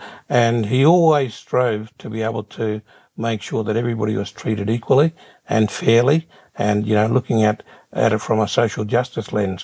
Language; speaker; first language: English; native; English